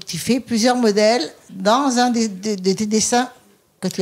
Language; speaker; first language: French; native; French